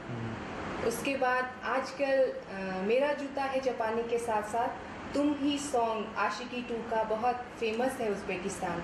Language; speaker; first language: Hindi; native; Hindi